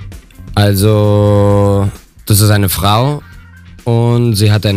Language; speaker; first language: German; non-native, learner; Spanish